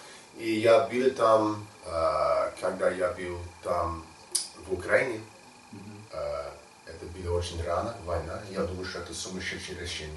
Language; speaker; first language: Russian; non-native, learner; English